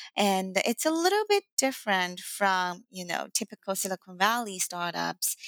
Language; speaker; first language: English; non-native, fluent; Chinese